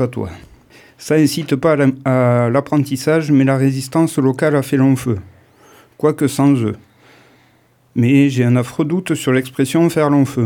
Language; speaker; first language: French; native; French